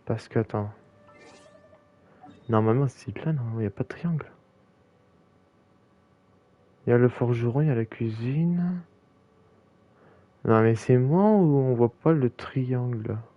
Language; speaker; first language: French; native; French